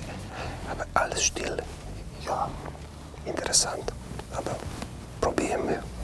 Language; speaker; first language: German; non-native, learner; Hungarian